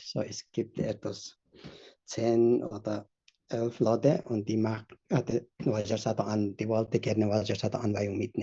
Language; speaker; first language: German; non-native, fluent; Tibetan